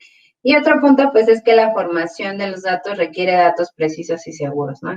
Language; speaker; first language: Spanish; native; Spanish